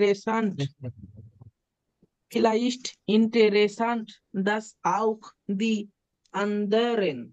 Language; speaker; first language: German; non-native, learner; Bangla